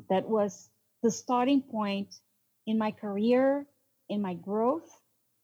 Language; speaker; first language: English; non-native, fluent; Portuguese